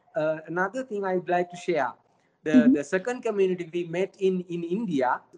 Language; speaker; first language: English; non-native, local second language; Sinhala